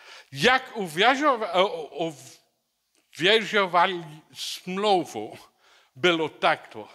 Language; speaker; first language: Czech; non-native, learner; English